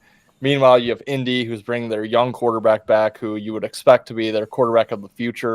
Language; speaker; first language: English; native; English